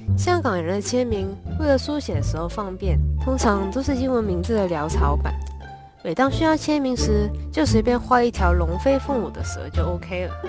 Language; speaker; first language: Chinese; non-native, local second language; Cantonese